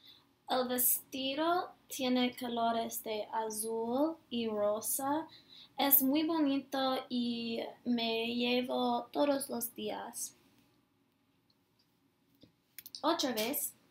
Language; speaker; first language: Spanish; non-native, learner; English